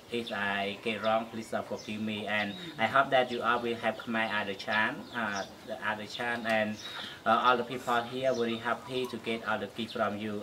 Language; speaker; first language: English; non-native, learner; Khmer